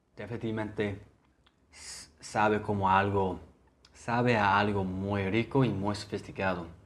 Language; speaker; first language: Spanish; non-native, learner; English